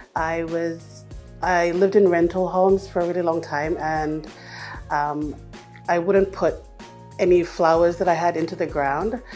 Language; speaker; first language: English; non-native, fluent; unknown